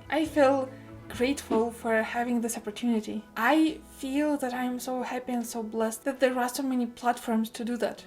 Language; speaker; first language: English; non-native, fluent; Russian